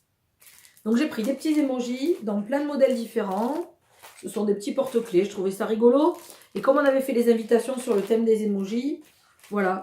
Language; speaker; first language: French; native; French